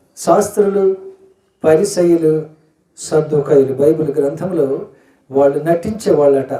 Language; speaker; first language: Telugu; non-native, local second language; Koya